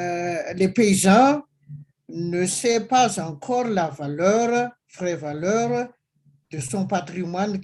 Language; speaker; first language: French; non-native, local second language; Malagasy